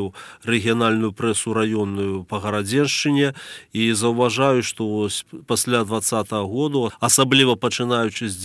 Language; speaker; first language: Belarusian; native; Belarusian